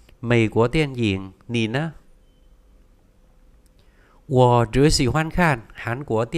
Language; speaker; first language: Chinese; non-native, fluent; Vietnamese